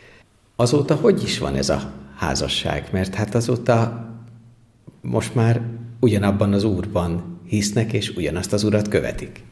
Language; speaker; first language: Hungarian; native; Hungarian